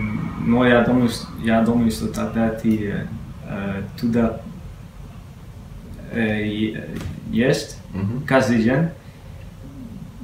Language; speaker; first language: Russian; non-native, learner; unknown